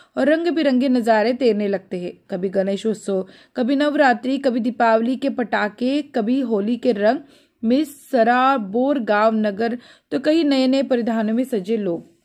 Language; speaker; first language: Hindi; non-native, local second language; Marathi